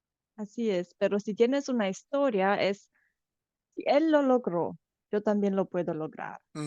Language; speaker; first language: Spanish; non-native, fluent; Romanian